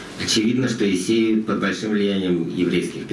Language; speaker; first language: Russian; native; Russian